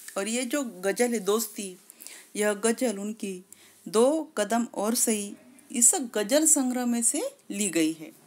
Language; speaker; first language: Hindi; non-native, local second language; Marathi